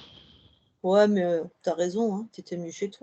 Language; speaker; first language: French; native; French